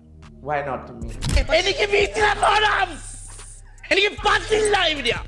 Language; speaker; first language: Malayalam; non-native, learner; Assamese